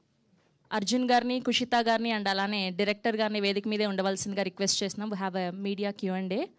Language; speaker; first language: Telugu; native; Telugu